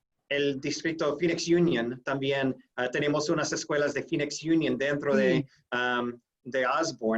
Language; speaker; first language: Spanish; non-native, fluent; English